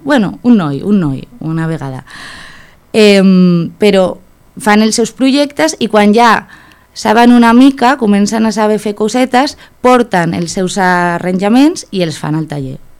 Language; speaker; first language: Catalan; non-native, local second language; Spanish